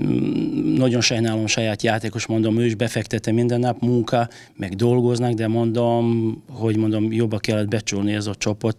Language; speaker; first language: Hungarian; non-native, learner; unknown